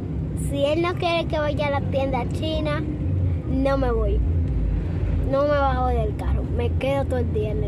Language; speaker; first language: Spanish; early bilingual, other home language; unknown